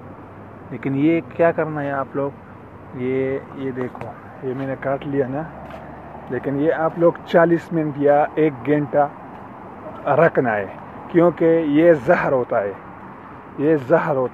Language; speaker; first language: Hindi; non-native, local second language; Pashto